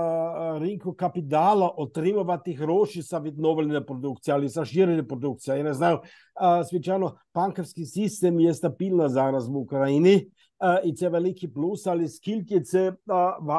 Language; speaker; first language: Ukrainian; non-native, fluent; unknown